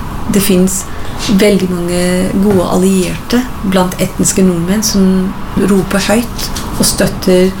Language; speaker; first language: Norwegian; non-native, fluent; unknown